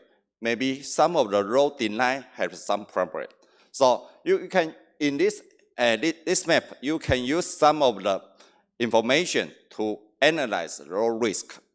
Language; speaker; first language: English; non-native, learner; Chinese